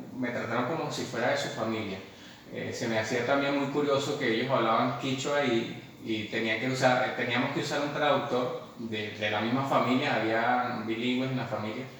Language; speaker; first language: Spanish; native; Spanish